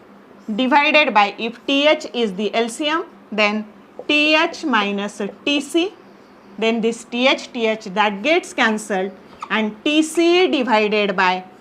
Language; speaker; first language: English; non-native, local second language; Marathi